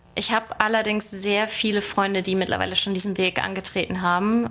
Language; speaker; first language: German; native; German